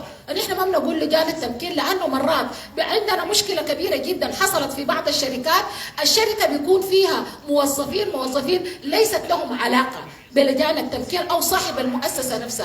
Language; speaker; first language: Arabic; native; Arabic